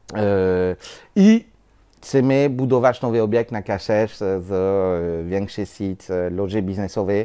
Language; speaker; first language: Polish; non-native, learner; French